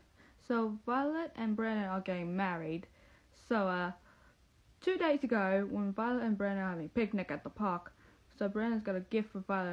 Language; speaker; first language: English; native; English